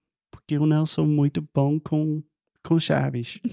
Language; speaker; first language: Portuguese; non-native, learner; English